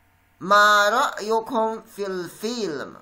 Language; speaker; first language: Arabic; non-native, fluent; Chinese